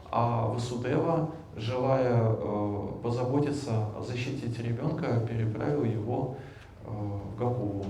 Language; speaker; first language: Russian; native; Russian